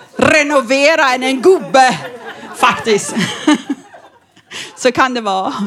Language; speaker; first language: Swedish; non-native, fluent; Persian